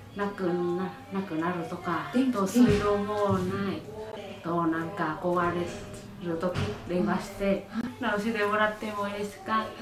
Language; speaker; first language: Japanese; non-native, learner; Vietnamese